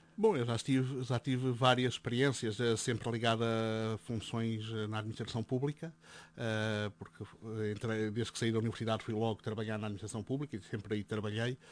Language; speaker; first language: Portuguese; native; Portuguese